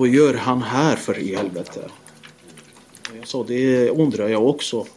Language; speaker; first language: Swedish; non-native, fluent; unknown